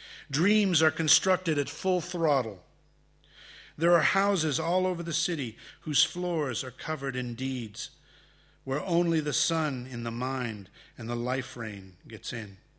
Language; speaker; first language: English; early bilingual, other home language; Spanish